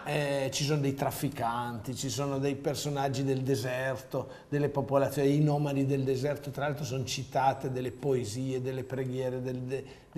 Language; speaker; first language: Italian; native; Italian